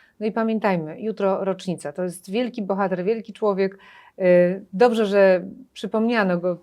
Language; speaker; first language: Polish; native; Polish